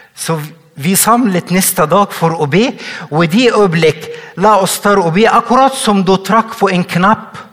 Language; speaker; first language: Norwegian; non-native, fluent; Arabic